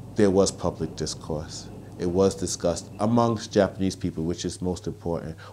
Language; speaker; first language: English; native; English